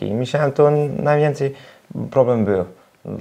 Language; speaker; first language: Polish; non-native, learner; Serbian